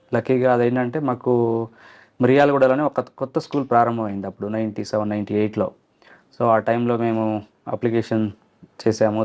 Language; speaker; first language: Telugu; non-native, local second language; Lambadi